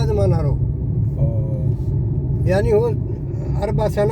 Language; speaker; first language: Arabic; non-native, learner; Hindi